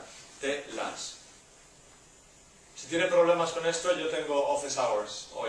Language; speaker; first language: Spanish; non-native, learner; English